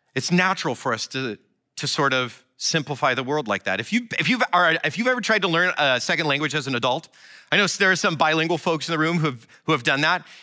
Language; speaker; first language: English; native; English